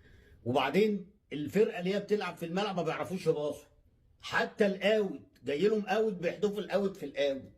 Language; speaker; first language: Arabic; native; Arabic